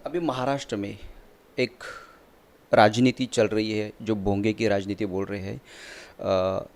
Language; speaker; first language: Hindi; non-native, local second language; Marathi